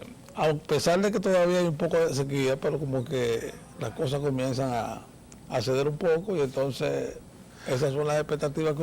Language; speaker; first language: Spanish; native; Spanish